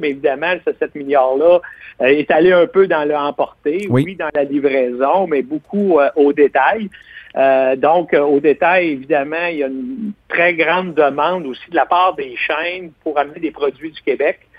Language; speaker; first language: French; native; French